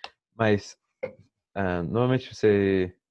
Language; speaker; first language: Portuguese; non-native, fluent; English